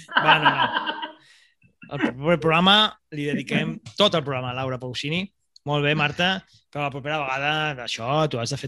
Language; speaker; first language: Catalan; native; Catalan